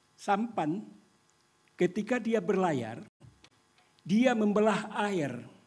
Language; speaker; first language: Indonesian; non-native, local second language; Minangkabau